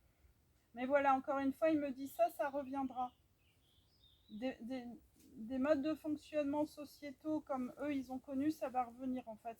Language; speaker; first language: French; native; French